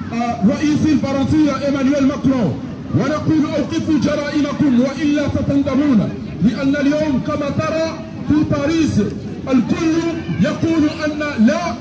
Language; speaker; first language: Arabic; non-native, fluent; Comorian